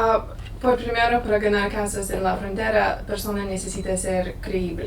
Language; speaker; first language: Spanish; non-native, learner; Lithuanian